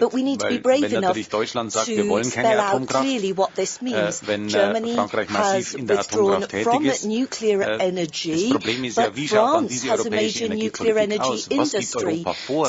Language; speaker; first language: German; native; German